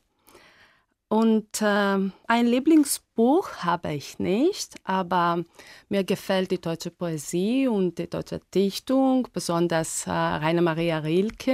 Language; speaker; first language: German; non-native, fluent; Greek